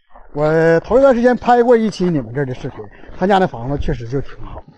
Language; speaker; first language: Chinese; native; Chinese